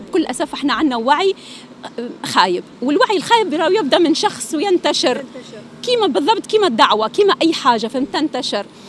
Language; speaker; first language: Arabic; native; Arabic